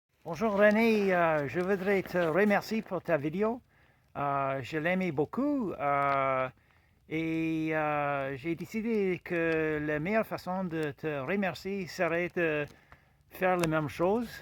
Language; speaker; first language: French; non-native, fluent; English